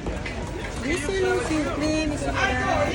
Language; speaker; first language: French; non-native, learner; Thai